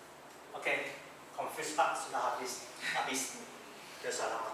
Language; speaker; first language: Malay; non-native, local second language; Chinese